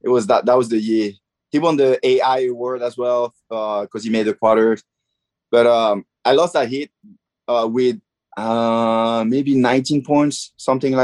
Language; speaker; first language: English; non-native, fluent; French